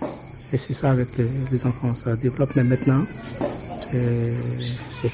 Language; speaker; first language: French; non-native, local second language; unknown